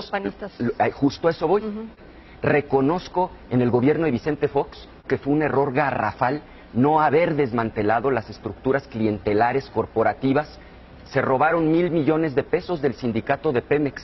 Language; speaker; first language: Spanish; native; Spanish